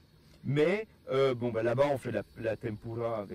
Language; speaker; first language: French; native; French